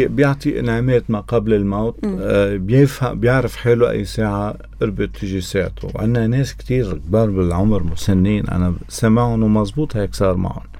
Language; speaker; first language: Arabic; native; Arabic